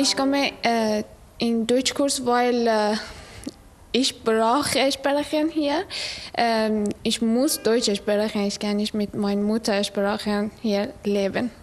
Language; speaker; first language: German; non-native, learner; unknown